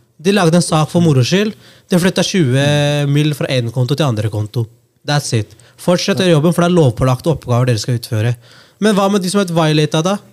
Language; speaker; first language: Norwegian; early bilingual, other home language; Punjabi